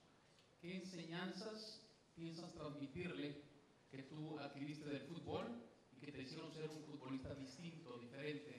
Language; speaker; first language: Spanish; native; Spanish